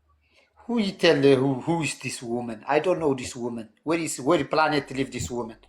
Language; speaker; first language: English; non-native, learner; Tigrinya